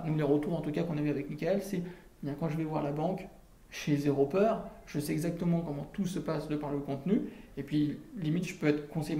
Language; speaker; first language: French; native; French